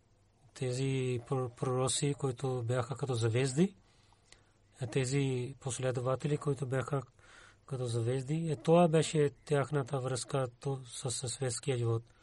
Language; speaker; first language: Bulgarian; non-native, learner; Urdu